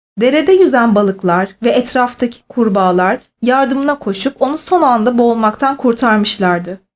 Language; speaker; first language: Turkish; native; Turkish